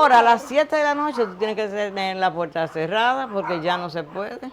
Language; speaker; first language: Spanish; native; Spanish